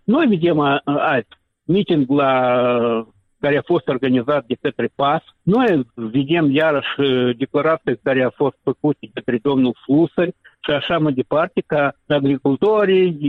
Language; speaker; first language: Romanian; non-native, local second language; Russian